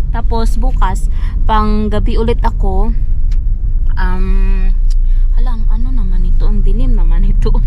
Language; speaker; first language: Filipino; non-native, local second language; Cebuano